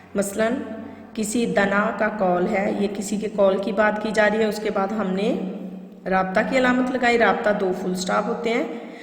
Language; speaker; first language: Urdu; non-native, local second language; Punjabi